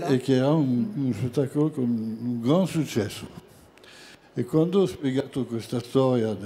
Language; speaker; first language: Italian; non-native, fluent; French